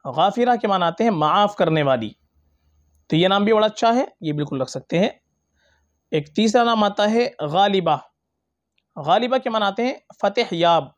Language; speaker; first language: Urdu; native; Urdu